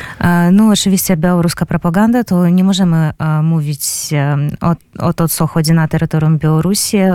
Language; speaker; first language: Polish; non-native, fluent; Belarusian